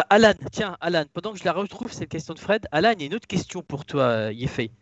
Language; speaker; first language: French; native; French